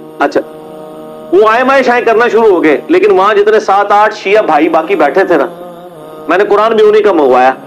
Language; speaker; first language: Urdu; non-native, local second language; Punjabi